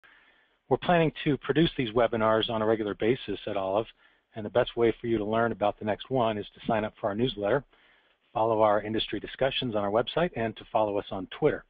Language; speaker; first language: English; native; English